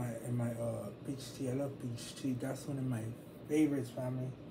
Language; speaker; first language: English; early bilingual, other home language; Spanish